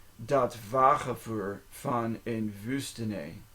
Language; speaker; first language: Dutch; non-native, learner; English